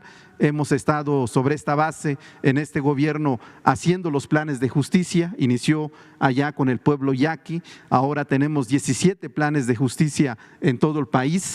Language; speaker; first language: Spanish; non-native, local second language; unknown